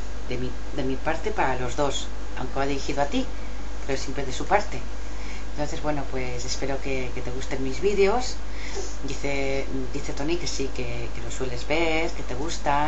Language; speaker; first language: Spanish; native; Spanish